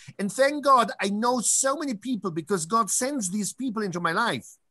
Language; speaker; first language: English; non-native, fluent; Hebrew